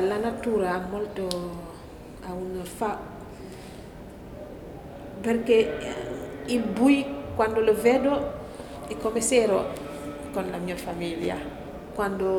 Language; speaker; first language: Italian; non-native, learner; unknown